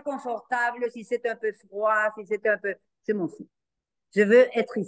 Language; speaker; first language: French; non-native, learner; Spanish